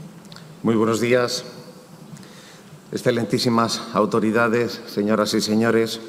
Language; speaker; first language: Spanish; native; Spanish